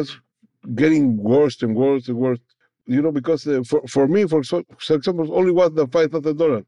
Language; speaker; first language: English; non-native, learner; Spanish